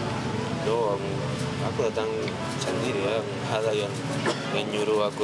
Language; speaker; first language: Indonesian; non-native, fluent; Spanish